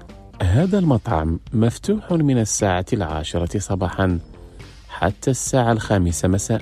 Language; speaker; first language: Arabic; non-native, fluent; Indonesian